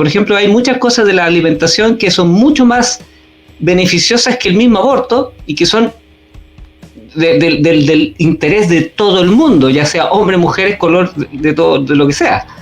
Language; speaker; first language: Spanish; native; Spanish